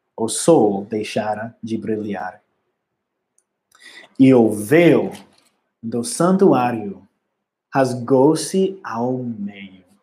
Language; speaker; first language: Portuguese; non-native, learner; English